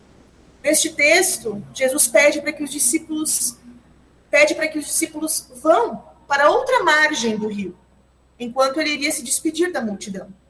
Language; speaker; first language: Portuguese; native; Portuguese